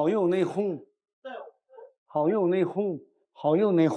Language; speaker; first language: Chinese; native; Chinese